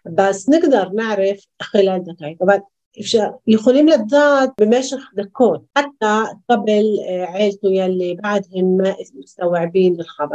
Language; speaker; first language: Hebrew; non-native, local second language; Arabic